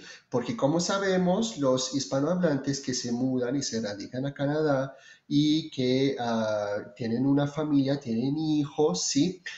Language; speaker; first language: Spanish; non-native, fluent; French